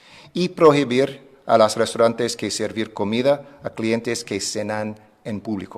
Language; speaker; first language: Spanish; non-native, fluent; English